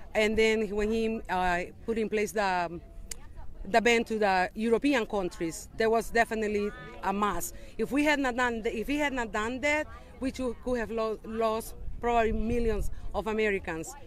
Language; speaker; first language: English; non-native, fluent; Spanish